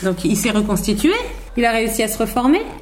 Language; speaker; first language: French; native; French